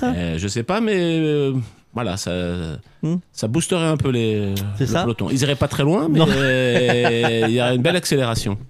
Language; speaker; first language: French; native; French